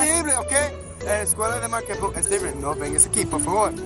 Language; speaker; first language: Spanish; non-native, learner; English